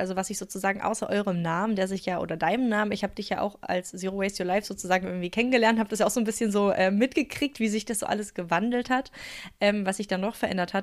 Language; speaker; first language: German; native; German